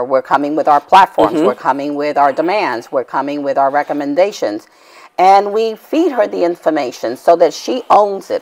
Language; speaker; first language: English; native; English